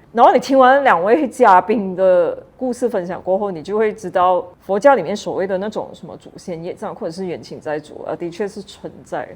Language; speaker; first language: Chinese; native; Chinese